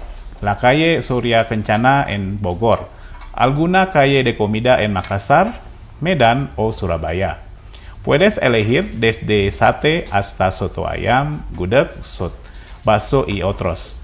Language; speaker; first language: Spanish; non-native, fluent; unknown